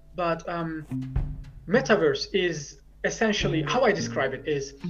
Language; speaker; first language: English; non-native, fluent; Turkish